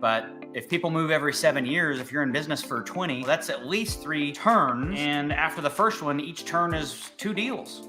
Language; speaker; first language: English; native; English